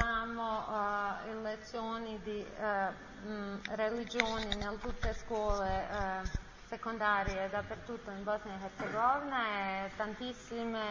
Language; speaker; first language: Italian; non-native, learner; Bosnian